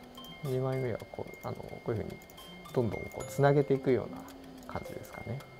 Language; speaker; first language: Japanese; native; Japanese